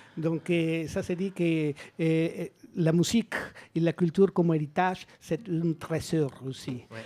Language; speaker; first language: French; non-native, learner; Spanish